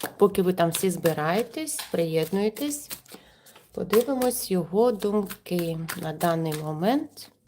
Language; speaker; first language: Ukrainian; non-native, local second language; Russian